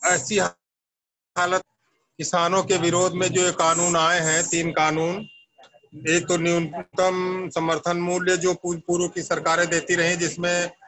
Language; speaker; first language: Hindi; native; Hindi